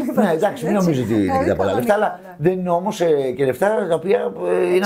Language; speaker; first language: Greek; native; Greek